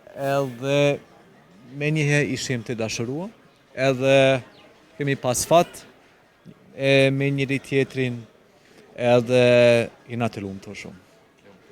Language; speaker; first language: Albanian; non-native, fluent; German